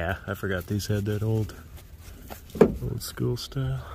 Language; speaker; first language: English; native; English